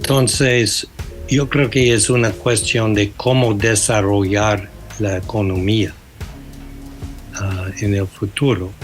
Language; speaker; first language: Spanish; non-native, fluent; English